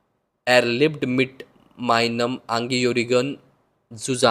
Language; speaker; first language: German; non-native, learner; Hindi